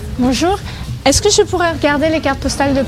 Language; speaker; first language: French; native; French